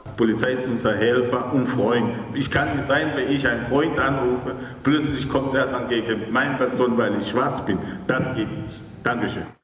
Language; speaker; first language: German; non-native, fluent; Portuguese